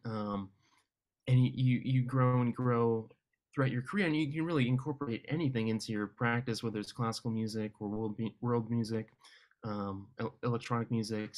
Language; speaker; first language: English; native; English